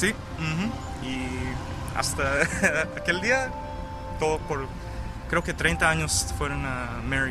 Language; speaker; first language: Spanish; early bilingual, heritage; English